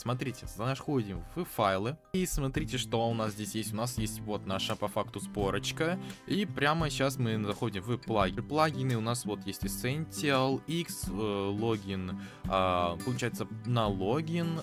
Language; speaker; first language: Russian; native; Russian